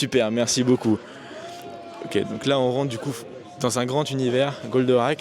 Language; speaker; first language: French; native; French